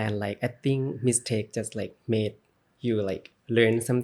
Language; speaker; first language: English; non-native, learner; Thai